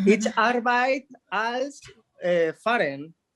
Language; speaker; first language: German; non-native, learner; Spanish